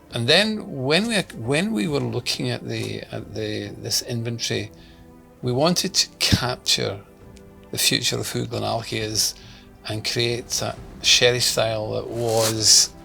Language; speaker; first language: English; native; English